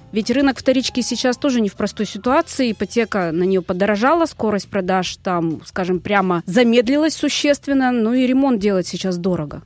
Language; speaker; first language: Russian; native; Russian